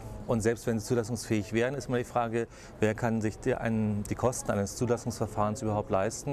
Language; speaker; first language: German; native; German